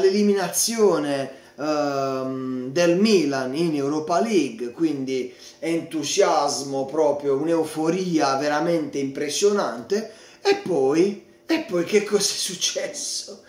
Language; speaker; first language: Italian; native; Italian